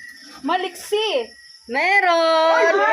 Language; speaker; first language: Filipino; native; Filipino